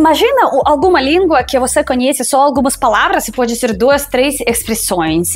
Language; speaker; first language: Portuguese; non-native, fluent; Russian